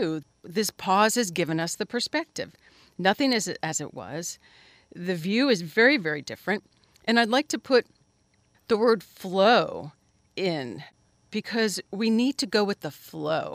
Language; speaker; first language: English; native; English